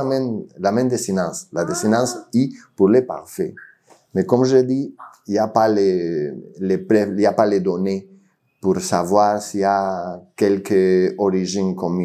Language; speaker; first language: French; non-native, fluent; Spanish